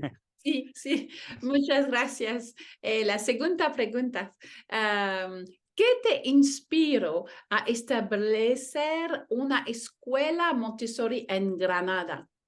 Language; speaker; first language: Spanish; non-native, learner; French